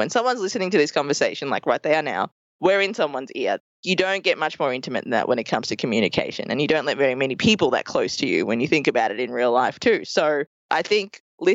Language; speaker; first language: English; native; English